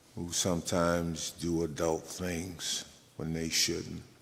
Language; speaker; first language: English; native; English